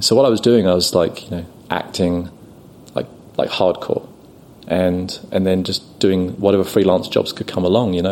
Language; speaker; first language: English; native; English